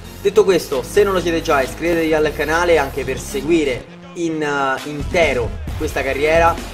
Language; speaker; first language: Italian; native; Italian